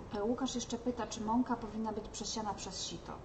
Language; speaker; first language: Polish; native; Polish